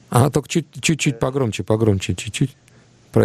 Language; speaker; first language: Russian; native; Russian